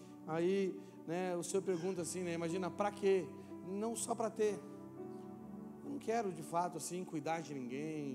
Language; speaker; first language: Portuguese; native; Portuguese